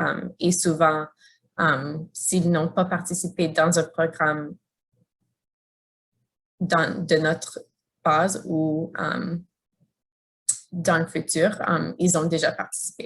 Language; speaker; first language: French; non-native, fluent; English